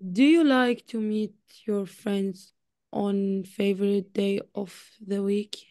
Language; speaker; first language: English; non-native, learner; Arabic